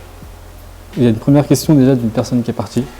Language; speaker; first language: French; native; French